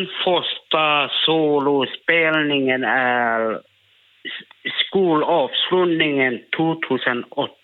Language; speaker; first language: Swedish; non-native, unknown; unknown